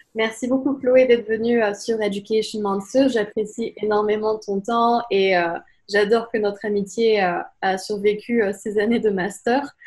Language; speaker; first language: French; native; French